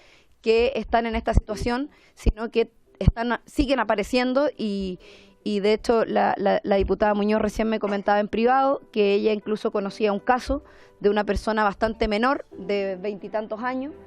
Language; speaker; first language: Spanish; native; Spanish